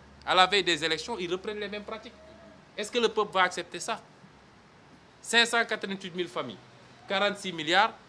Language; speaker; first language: French; non-native, local second language; Wolof